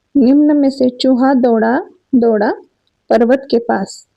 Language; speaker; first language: Hindi; non-native, local second language; Marathi